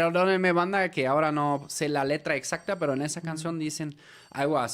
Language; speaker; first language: Spanish; native; Spanish